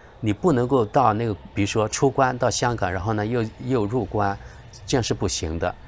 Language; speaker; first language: Chinese; native; Chinese